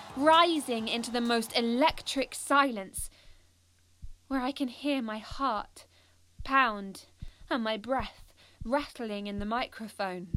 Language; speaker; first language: English; native; English